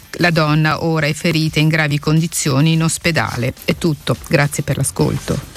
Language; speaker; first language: Italian; native; Italian